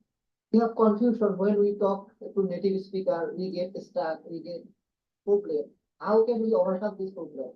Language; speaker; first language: English; non-native, learner; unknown